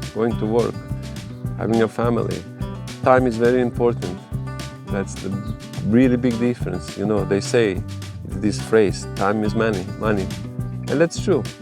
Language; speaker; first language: English; non-native, fluent; Croatian